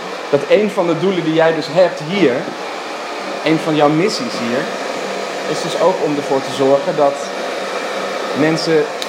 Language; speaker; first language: Dutch; native; Dutch